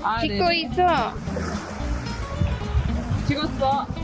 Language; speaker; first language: Korean; non-native, learner; English